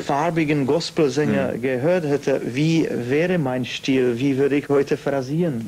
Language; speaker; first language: German; non-native, fluent; Czech